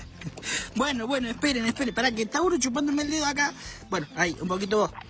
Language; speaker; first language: Spanish; native; Spanish